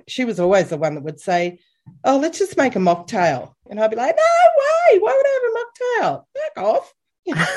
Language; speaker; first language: English; native; English